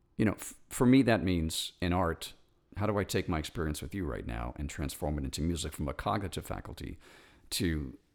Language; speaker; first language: English; native; English